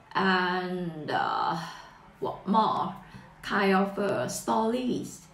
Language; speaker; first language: English; non-native, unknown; Thai